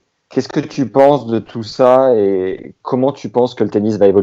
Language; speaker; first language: French; native; French